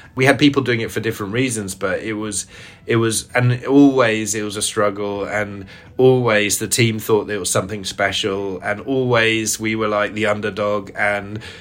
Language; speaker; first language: English; native; English